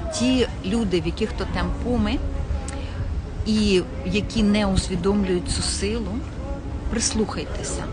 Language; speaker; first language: Ukrainian; native; Ukrainian